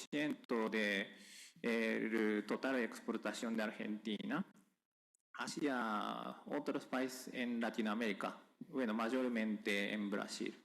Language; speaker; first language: Spanish; non-native, fluent; Japanese